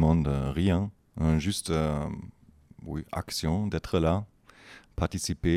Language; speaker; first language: French; non-native, fluent; German